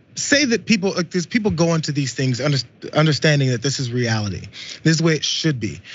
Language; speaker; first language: English; native; English